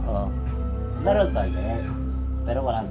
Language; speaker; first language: Filipino; non-native, learner; Spanish